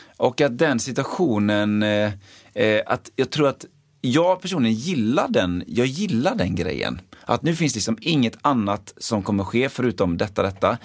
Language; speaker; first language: Swedish; native; Swedish